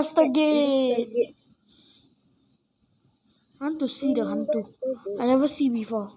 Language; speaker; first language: English; non-native, local second language; Malay